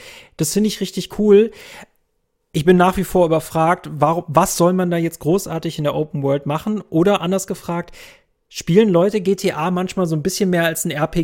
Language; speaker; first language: German; native; German